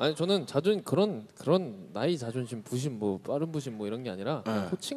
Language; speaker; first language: Korean; native; Korean